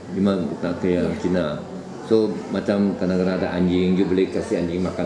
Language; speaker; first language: Malay; native; Malay